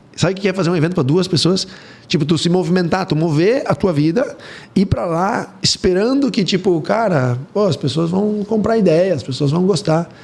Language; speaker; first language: Portuguese; early bilingual, heritage; Portuguese